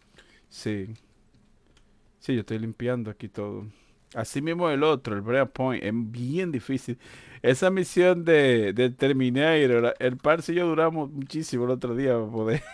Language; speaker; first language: Spanish; native; Spanish